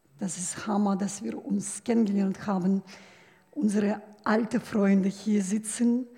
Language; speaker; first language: German; non-native, fluent; Russian